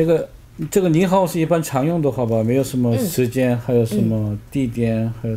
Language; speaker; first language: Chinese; non-native, fluent; Korean